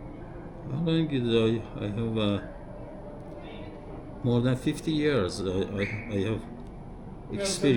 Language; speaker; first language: English; non-native, learner; Persian